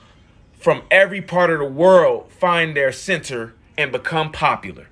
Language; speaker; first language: English; native; English